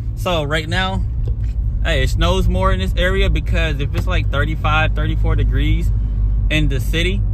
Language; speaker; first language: English; native; English